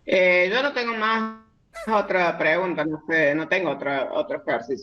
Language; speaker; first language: Spanish; native; Spanish